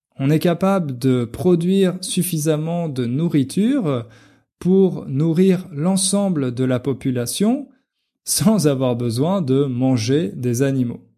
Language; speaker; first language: French; native; French